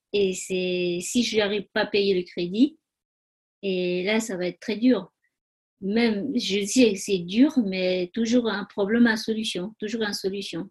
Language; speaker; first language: French; non-native, learner; Tibetan